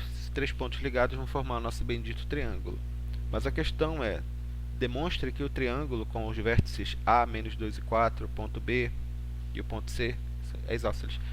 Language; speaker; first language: Portuguese; native; Portuguese